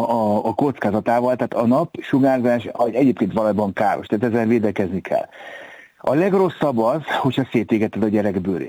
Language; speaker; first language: Hungarian; native; Hungarian